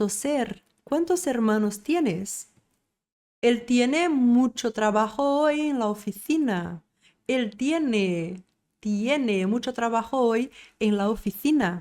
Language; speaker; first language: Spanish; non-native, fluent; Portuguese